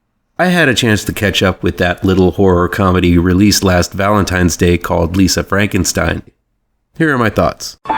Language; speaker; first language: English; native; English